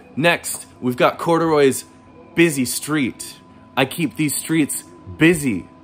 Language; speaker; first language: English; native; English